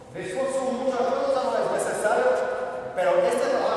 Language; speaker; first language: Spanish; non-native, learner; Portuguese